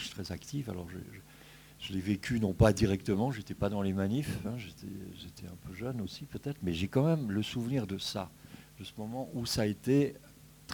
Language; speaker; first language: French; native; French